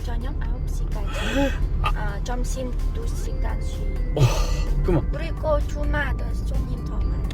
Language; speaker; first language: Korean; non-native, learner; Vietnamese